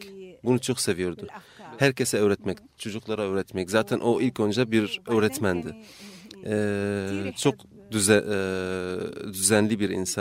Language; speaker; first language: Turkish; non-native, fluent; Arabic